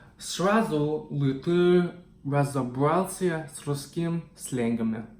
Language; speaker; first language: Russian; non-native, fluent; English